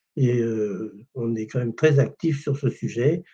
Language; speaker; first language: French; native; French